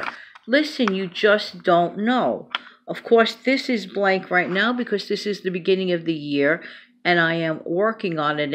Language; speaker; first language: English; native; English